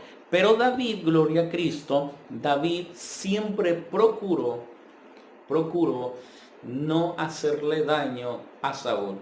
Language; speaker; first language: Spanish; native; Spanish